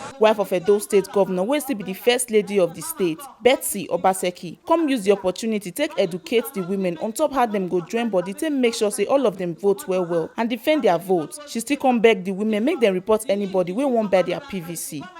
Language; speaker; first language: Nigerian Pidgin; native; Nigerian Pidgin